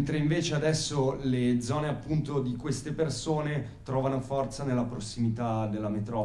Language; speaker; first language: Italian; native; Italian